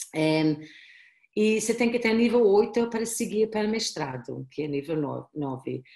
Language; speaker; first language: Portuguese; non-native, fluent; English